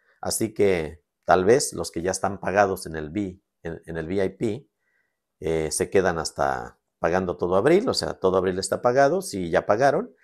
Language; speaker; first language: Spanish; native; Spanish